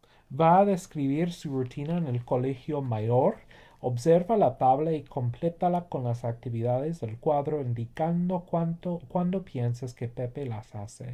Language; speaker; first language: Spanish; non-native, fluent; English